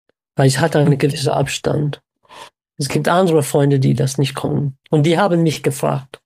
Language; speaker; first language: German; non-native, fluent; English